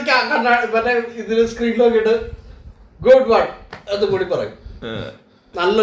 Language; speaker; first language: Malayalam; native; Malayalam